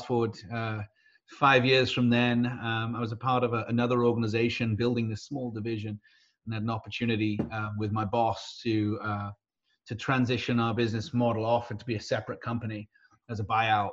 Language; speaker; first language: English; native; English